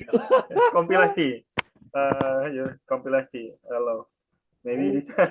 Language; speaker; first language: English; non-native, learner; Indonesian